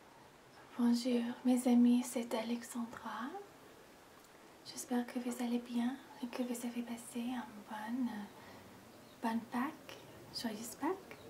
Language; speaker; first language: French; non-native, fluent; English